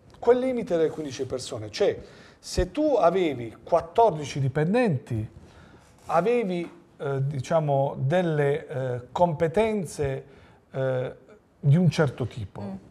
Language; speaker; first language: Italian; native; Italian